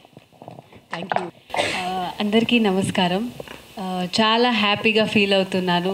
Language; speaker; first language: Telugu; non-native, fluent; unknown